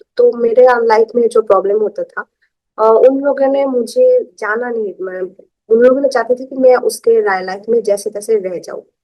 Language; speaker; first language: Hindi; non-native, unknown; Bangla